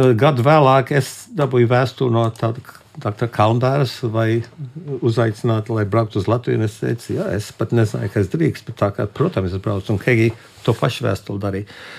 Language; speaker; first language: Latvian; early bilingual, heritage; Latvian